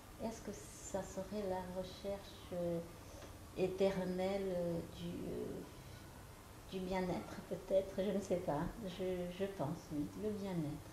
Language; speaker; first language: French; non-native, fluent; Portuguese